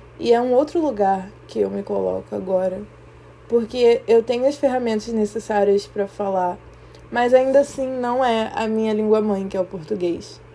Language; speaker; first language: Portuguese; native; Portuguese